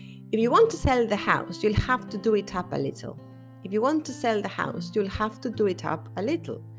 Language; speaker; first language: English; non-native, fluent; Spanish